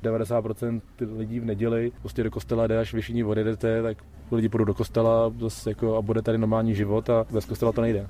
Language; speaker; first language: Czech; native; Czech